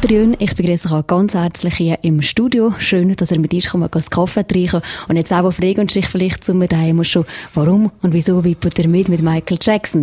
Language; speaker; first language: German; native; German